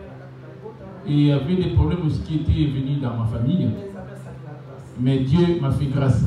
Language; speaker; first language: French; non-native, local second language; Lingala